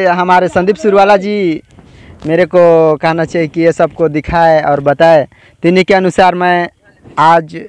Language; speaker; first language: Hindi; native; Hindi